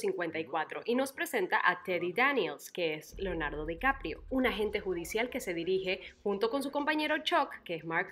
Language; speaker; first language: Spanish; native; Spanish